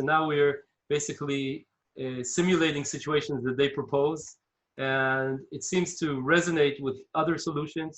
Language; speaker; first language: English; non-native, fluent; Hebrew